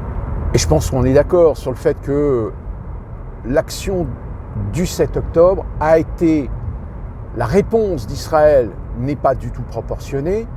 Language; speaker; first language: French; native; French